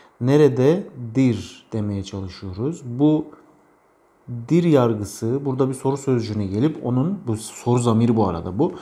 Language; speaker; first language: Turkish; native; Turkish